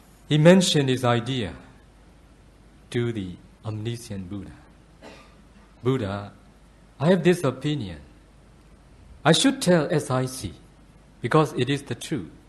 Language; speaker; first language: English; non-native, fluent; Burmese